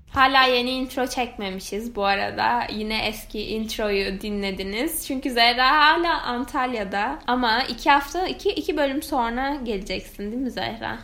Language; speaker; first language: Turkish; native; Turkish